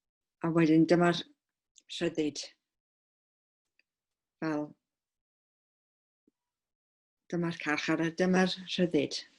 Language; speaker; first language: Welsh; non-native, local second language; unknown